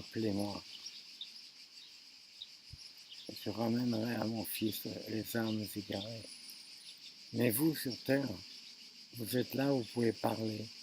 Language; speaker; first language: French; native; French